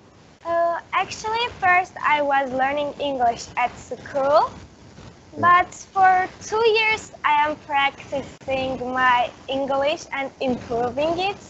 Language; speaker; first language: English; non-native, learner; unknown